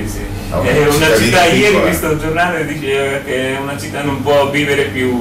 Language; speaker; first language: Italian; non-native, learner; Bangla